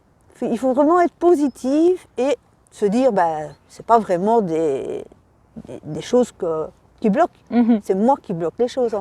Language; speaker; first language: French; native; French